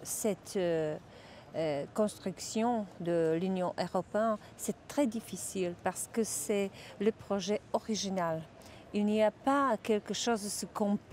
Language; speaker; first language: French; non-native, fluent; Czech